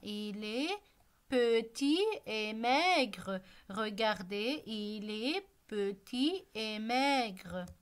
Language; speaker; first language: French; non-native, local second language; Arabic